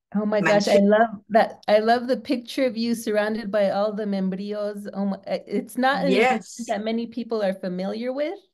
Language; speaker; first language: English; native; English